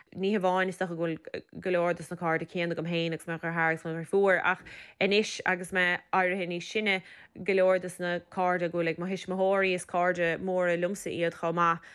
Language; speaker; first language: Irish; native; Irish